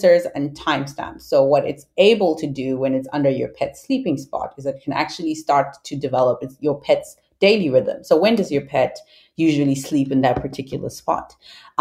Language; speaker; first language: English; non-native, local second language; Shona